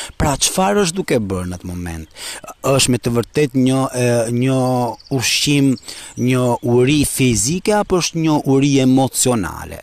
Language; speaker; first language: Albanian; early bilingual, heritage; Albanian